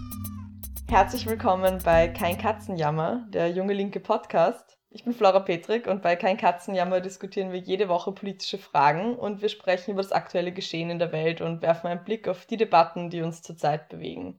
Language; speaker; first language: German; native; German